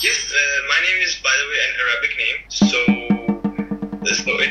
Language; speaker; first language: English; non-native, local second language; Urdu